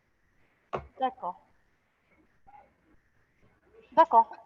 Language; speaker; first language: French; non-native, local second language; Arabic